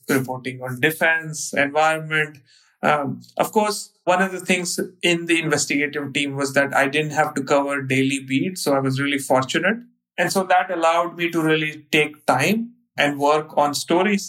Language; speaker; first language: English; non-native, local second language; Hindi